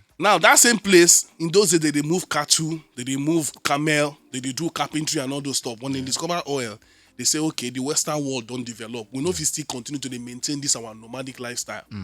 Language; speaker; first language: Nigerian Pidgin; native; Nigerian Pidgin